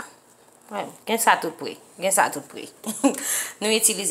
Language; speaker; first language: French; non-native, learner; Haitian Creole